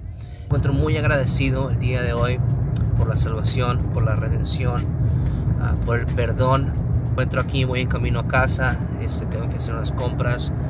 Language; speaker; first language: Spanish; early bilingual, heritage; Spanish